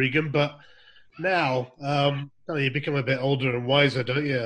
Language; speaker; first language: English; native; English